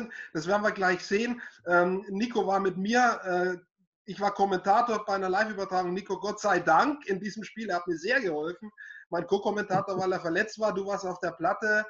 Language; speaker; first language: German; native; German